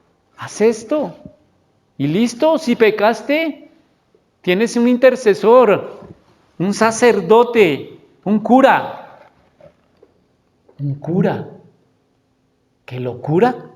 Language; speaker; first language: Spanish; native; Spanish